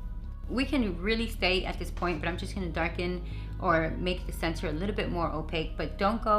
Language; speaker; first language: English; native; English